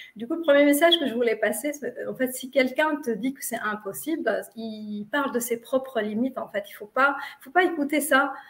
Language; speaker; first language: French; non-native, local second language; Arabic